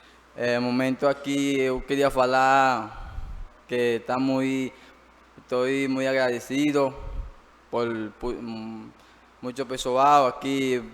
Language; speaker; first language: Portuguese; non-native, learner; Spanish